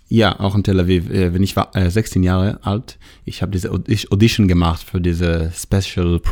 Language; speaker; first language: German; non-native, learner; Hebrew